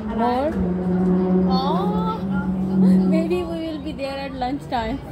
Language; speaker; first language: English; non-native, fluent; Urdu